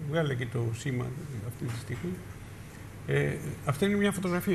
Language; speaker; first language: Greek; native; Greek